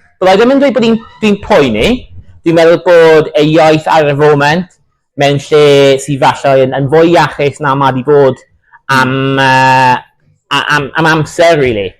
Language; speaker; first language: Welsh; non-native, local second language; English